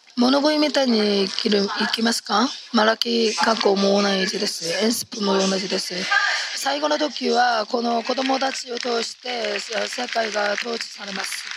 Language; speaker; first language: Japanese; non-native, fluent; Korean